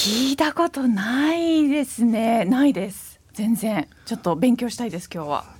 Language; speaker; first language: Japanese; early bilingual, heritage; Japanese